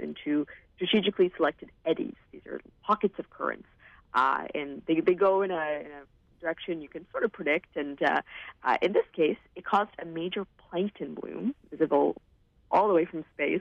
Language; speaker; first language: English; native; English